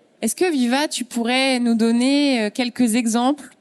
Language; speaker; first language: French; native; French